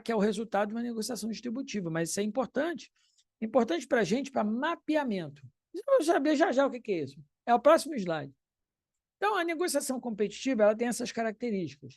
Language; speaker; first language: Portuguese; native; Portuguese